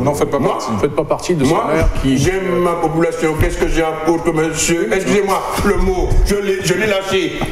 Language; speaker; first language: French; native; French